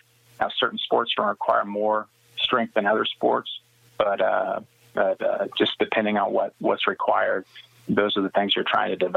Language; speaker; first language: English; native; English